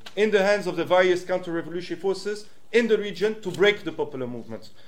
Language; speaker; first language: English; non-native, fluent; French